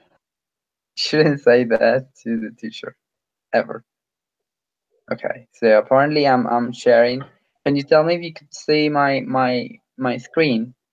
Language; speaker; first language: English; non-native, fluent; Spanish